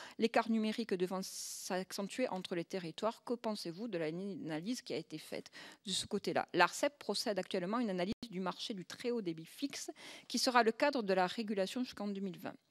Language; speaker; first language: French; native; French